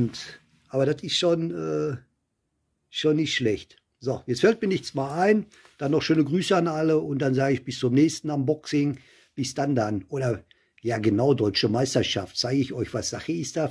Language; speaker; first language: German; native; German